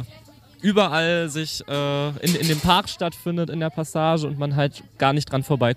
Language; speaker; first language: German; native; German